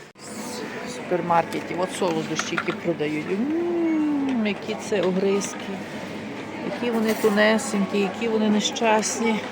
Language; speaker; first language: Ukrainian; native; Ukrainian